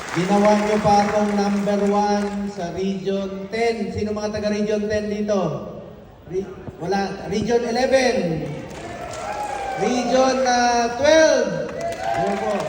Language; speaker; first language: Filipino; non-native, local second language; Cebuano